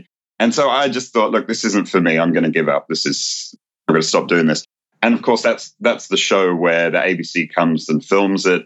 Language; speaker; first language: English; native; English